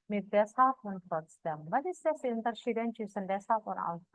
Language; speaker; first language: German; non-native, fluent; Indonesian